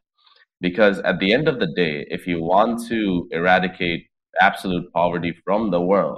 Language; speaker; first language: English; non-native, local second language; Bangla